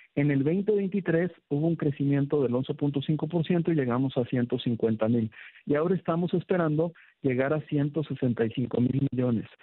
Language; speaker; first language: Spanish; native; Spanish